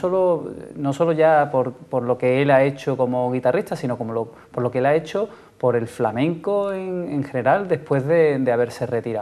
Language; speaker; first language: Spanish; native; Spanish